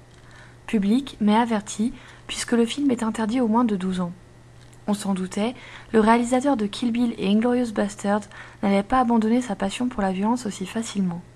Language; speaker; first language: French; native; French